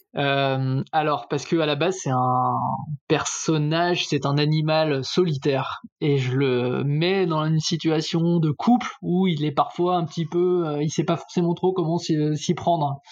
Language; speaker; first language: French; native; French